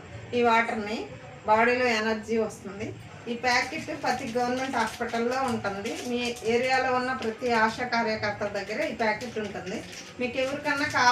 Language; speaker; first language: Telugu; native; Telugu